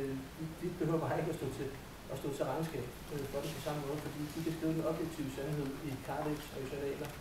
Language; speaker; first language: Danish; native; Danish